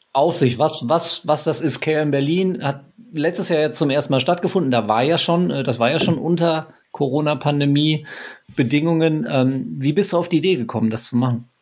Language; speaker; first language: German; native; German